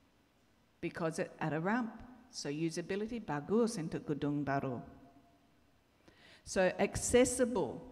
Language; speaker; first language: Indonesian; non-native, learner; English